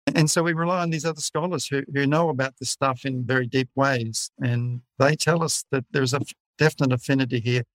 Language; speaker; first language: English; native; English